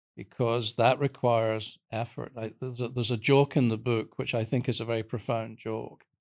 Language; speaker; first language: English; native; English